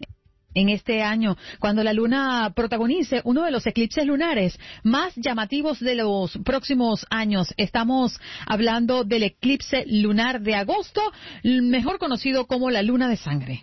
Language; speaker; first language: Spanish; native; Spanish